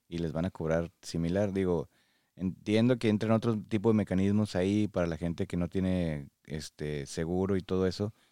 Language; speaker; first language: Spanish; native; Spanish